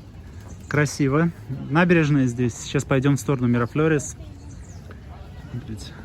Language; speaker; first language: Russian; native; Russian